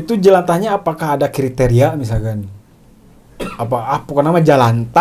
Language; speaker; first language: Indonesian; non-native, local second language; Sundanese